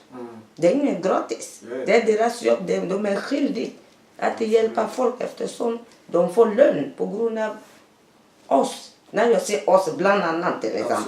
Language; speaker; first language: Swedish; non-native, learner; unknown